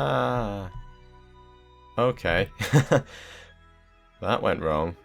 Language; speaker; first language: English; native; English